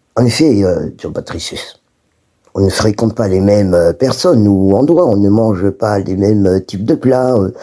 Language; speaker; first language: French; non-native, local second language; Malagasy